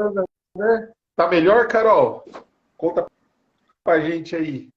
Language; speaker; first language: Portuguese; native; Portuguese